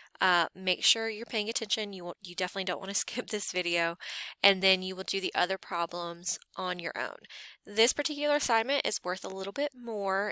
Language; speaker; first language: English; native; English